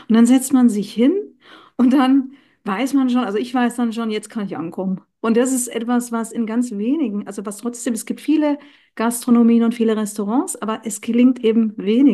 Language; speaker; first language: German; native; German